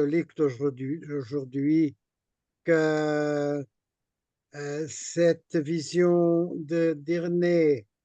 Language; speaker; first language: French; non-native, fluent; Portuguese